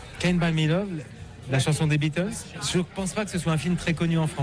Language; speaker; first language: French; native; French